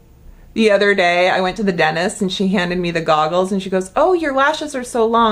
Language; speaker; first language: English; native; English